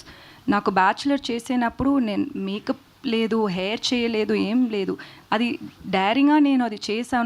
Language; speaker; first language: Telugu; non-native, learner; Tamil